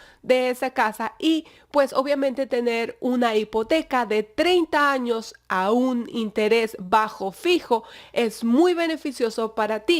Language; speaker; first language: Spanish; native; Spanish